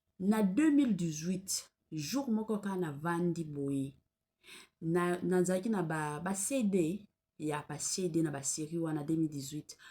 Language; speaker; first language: Lingala; non-native, local second language; Swahili